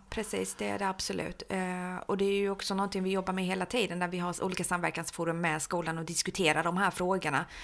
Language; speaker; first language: Swedish; early bilingual, other home language; Persian